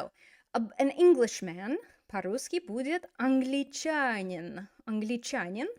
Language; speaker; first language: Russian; non-native, fluent; English